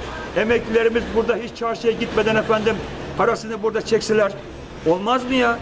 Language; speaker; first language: Turkish; native; Turkish